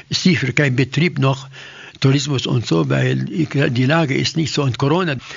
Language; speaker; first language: German; non-native, fluent; Arabic